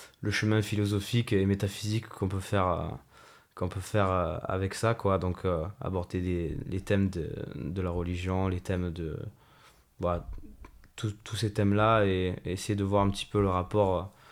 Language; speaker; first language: French; native; French